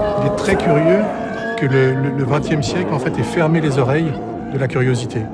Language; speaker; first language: French; native; French